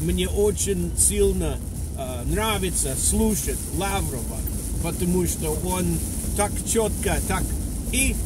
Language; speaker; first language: Russian; non-native, fluent; English